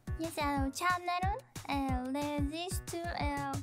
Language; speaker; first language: English; non-native, learner; Japanese